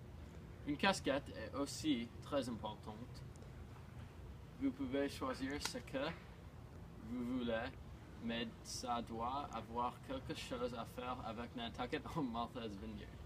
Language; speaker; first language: French; non-native, learner; English